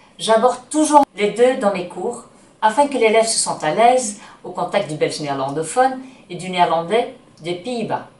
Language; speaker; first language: French; non-native, local second language; Dutch